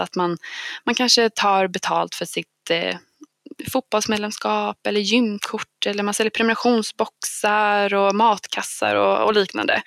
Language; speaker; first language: Swedish; native; Swedish